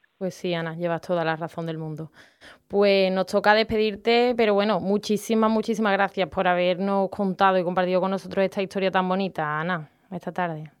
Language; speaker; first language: Spanish; native; Spanish